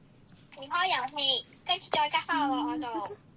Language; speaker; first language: Chinese; native; Chinese